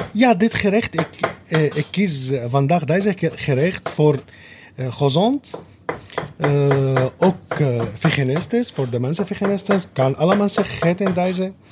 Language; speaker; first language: Dutch; non-native, learner; Arabic